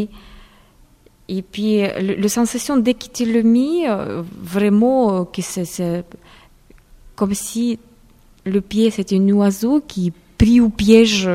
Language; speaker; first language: French; non-native, fluent; Ukrainian